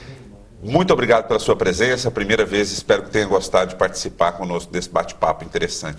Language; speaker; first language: Portuguese; native; Portuguese